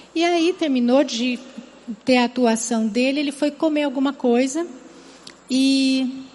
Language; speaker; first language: Portuguese; native; Portuguese